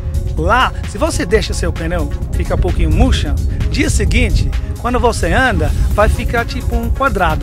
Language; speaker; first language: Portuguese; non-native, fluent; English